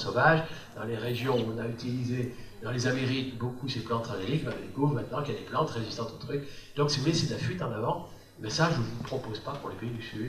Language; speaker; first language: French; native; French